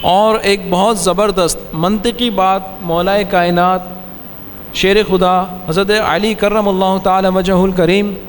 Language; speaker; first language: Urdu; native; Urdu